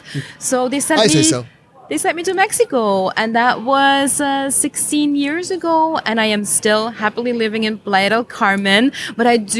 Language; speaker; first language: English; non-native, fluent; Dutch